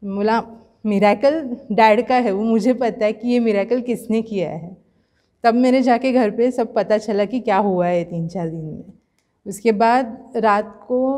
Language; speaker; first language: Hindi; non-native, local second language; Marathi